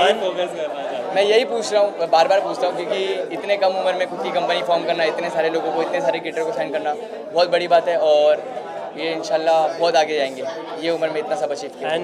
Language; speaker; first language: Hindi; native; Hindi